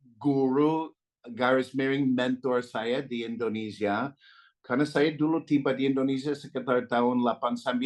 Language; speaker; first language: Indonesian; non-native, fluent; English